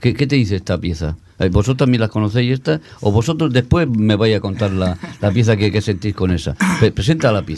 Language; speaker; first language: Spanish; native; Spanish